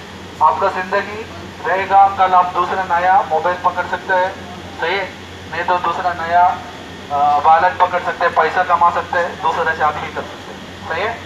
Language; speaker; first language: Hindi; non-native, local second language; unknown